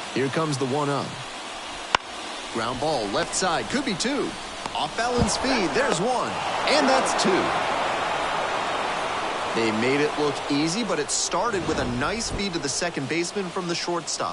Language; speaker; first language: English; native; English